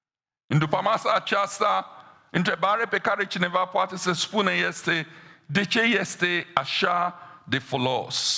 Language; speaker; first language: Romanian; non-native, fluent; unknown